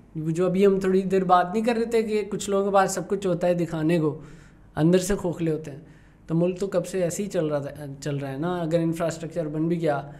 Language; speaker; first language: Urdu; native; Urdu